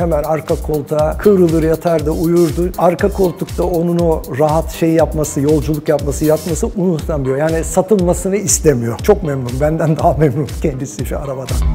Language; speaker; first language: Turkish; native; Turkish